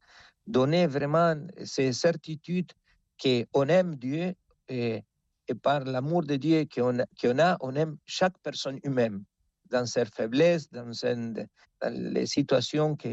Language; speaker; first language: French; non-native, fluent; Spanish